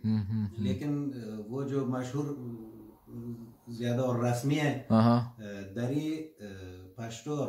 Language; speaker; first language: Hindi; non-native, fluent; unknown